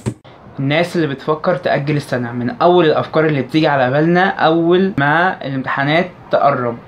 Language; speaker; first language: Arabic; native; Arabic